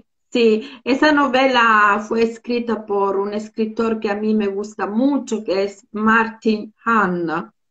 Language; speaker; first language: Spanish; non-native, fluent; Italian